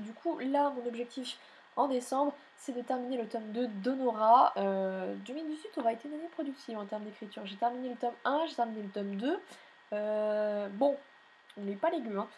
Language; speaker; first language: French; native; French